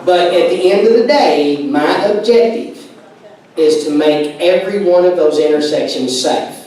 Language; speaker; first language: English; native; English